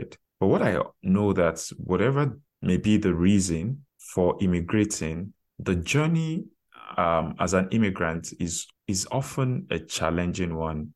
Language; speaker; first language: English; non-native, local second language; Yoruba